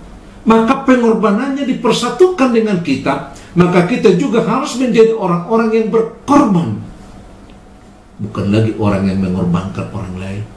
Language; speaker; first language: Indonesian; native; Indonesian